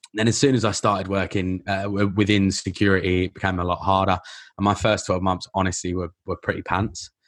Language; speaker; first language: English; native; English